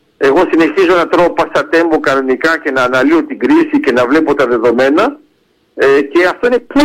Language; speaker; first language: Greek; early bilingual, heritage; Greek